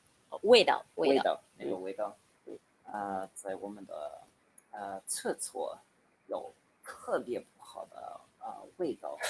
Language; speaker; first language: Chinese; non-native, learner; English